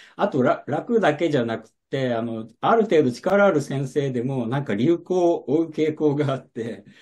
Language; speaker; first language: Japanese; native; Japanese